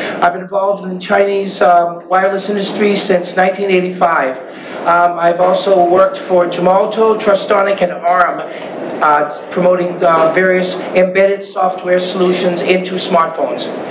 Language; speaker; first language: English; native; English